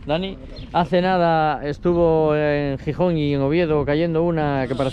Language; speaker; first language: Spanish; native; Spanish